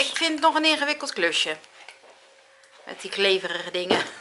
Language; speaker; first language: Dutch; native; Dutch